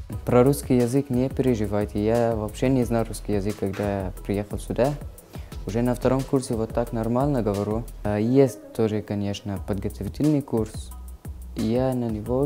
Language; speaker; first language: Russian; non-native, learner; Arabic